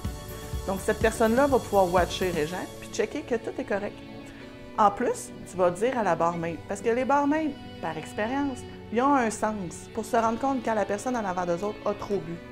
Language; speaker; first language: French; native; French